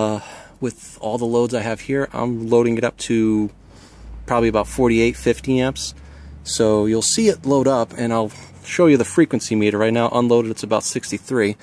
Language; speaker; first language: English; native; English